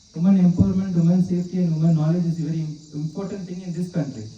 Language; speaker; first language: English; non-native, local second language; Tamil